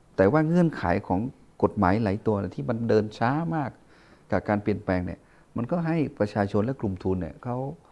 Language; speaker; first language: Thai; non-native, local second language; Karen languages